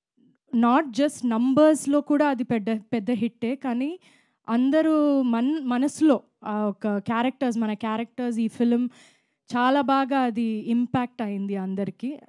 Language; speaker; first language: Telugu; non-native, local second language; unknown